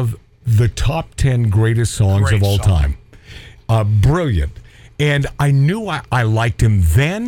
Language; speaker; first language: English; native; English